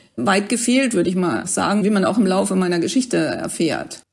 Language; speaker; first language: German; native; German